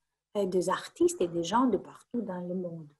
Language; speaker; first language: French; non-native, fluent; Greek